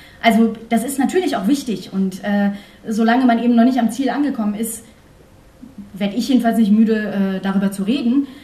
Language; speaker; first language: German; early bilingual, other home language; Persian